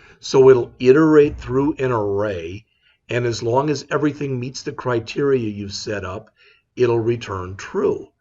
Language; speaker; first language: English; native; English